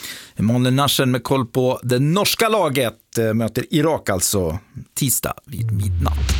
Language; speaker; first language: Swedish; native; Swedish